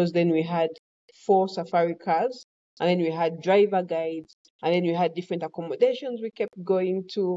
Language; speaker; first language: English; non-native, local second language; Ganda